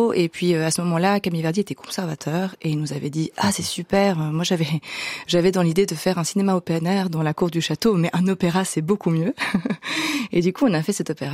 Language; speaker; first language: French; native; French